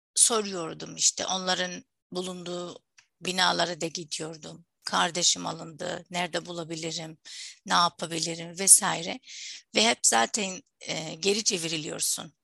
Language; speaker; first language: Turkish; non-native, fluent; Arabic